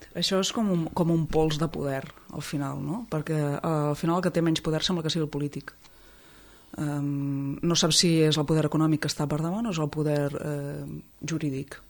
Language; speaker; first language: Catalan; native; Catalan